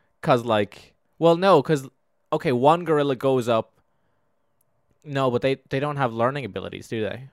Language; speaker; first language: English; native; English